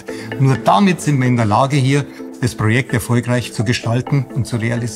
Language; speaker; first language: German; native; German